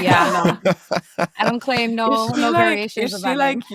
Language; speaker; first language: English; native; English